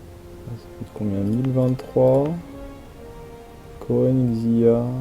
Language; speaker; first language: French; native; French